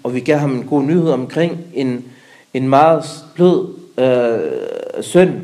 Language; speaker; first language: Danish; early bilingual, other home language; Arabic